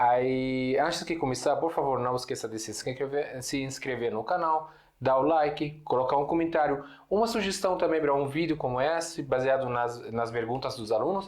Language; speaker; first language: Portuguese; non-native, fluent; Arabic